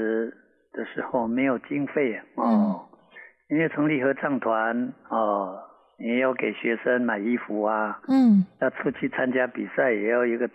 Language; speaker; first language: Chinese; native; Chinese